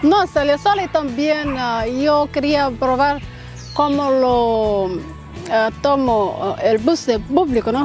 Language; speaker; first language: Spanish; non-native, learner; Somali